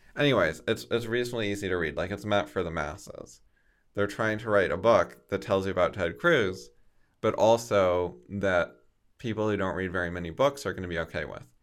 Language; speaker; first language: English; native; English